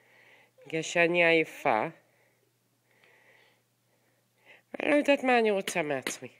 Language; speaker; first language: Hebrew; native; Hebrew